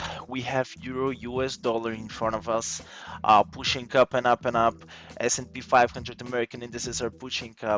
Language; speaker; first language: English; non-native, fluent; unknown